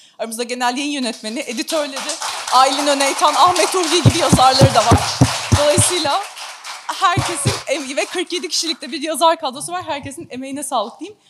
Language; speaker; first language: Turkish; native; Turkish